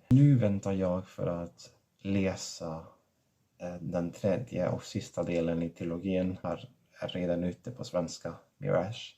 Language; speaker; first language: Swedish; non-native, fluent; Catalan